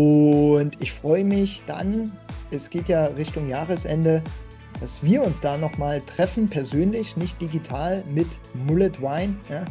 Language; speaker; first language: German; native; German